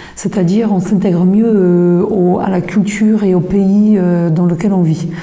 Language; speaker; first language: French; non-native, fluent; Polish